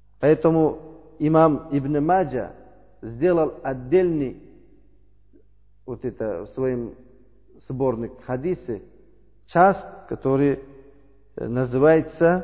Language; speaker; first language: Russian; non-native, learner; Uzbek